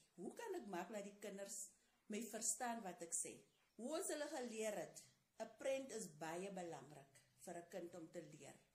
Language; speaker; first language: Afrikaans; non-native, local second language; Xhosa